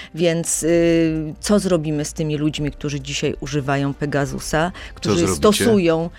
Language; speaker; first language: Polish; native; Polish